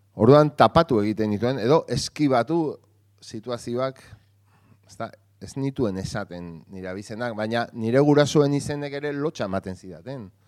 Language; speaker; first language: Basque; non-native, local second language; Spanish